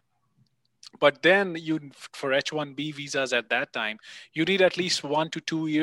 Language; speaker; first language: English; non-native, local second language; Punjabi